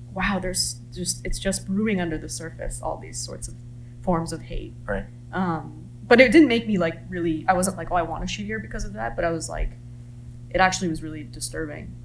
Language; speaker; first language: English; native; English